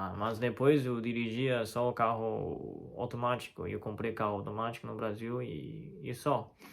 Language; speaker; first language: Portuguese; non-native, fluent; Chinese